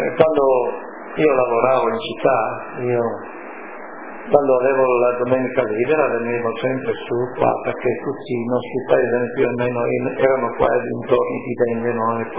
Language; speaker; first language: Italian; native; Italian